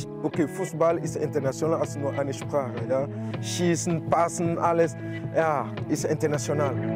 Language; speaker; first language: German; non-native, learner; French